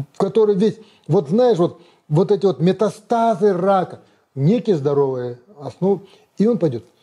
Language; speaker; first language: Russian; non-native, local second language; Kazakh